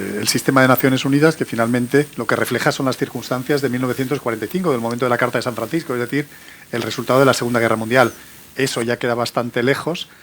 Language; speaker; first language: Spanish; native; Spanish